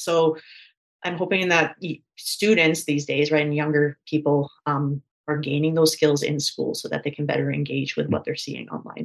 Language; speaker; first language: English; native; English